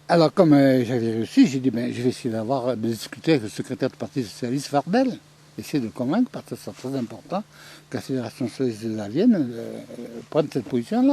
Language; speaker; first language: French; native; French